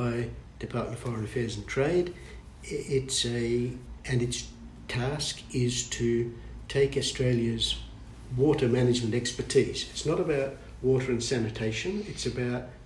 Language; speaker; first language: English; native; English